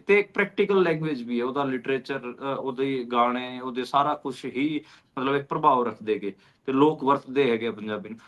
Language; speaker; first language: Punjabi; non-native, local second language; Hindi